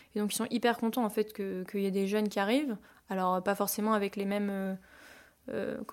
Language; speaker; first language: French; native; French